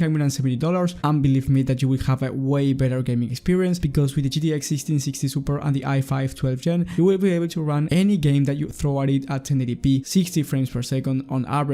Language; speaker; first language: English; non-native, fluent; Spanish